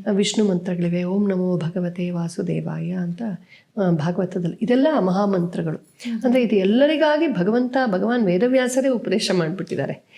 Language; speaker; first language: Kannada; native; Kannada